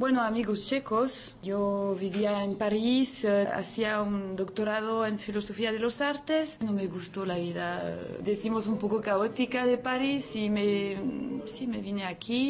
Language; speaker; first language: Spanish; early bilingual, heritage; French